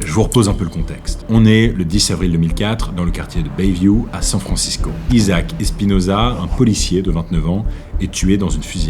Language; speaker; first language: French; native; French